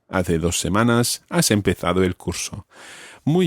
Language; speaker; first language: Spanish; non-native, fluent; English